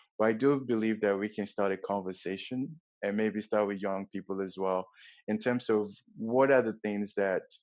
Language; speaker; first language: English; non-native, local second language; Yoruba